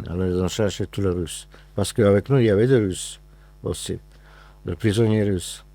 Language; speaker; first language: French; non-native, fluent; Hungarian